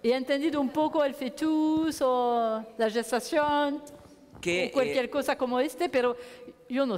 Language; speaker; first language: Spanish; non-native, learner; French